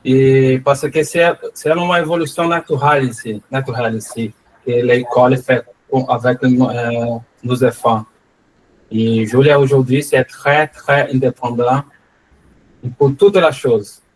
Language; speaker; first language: French; non-native, learner; Portuguese